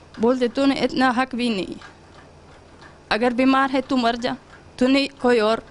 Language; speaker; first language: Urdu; non-native, learner; Pashto